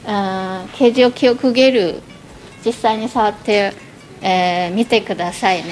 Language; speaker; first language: Japanese; non-native, fluent; Chinese